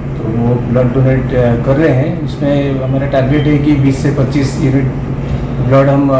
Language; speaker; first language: Hindi; native; Hindi